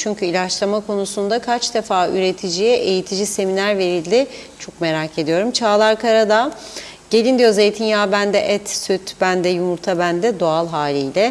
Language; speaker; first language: Turkish; native; Turkish